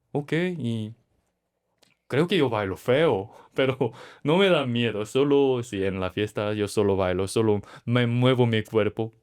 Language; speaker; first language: Spanish; non-native, learner; Korean